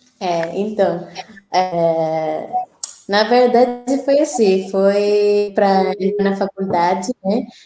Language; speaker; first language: Portuguese; non-native, fluent; Spanish